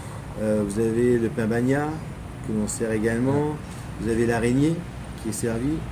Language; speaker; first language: French; native; French